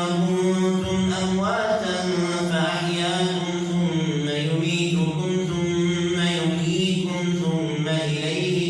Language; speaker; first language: Arabic; native; Arabic